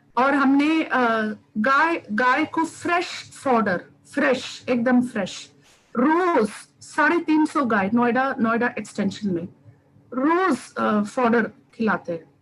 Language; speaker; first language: Hindi; non-native, local second language; Tamil